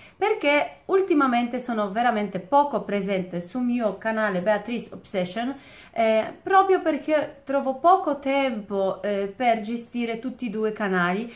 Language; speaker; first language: Italian; non-native, fluent; Polish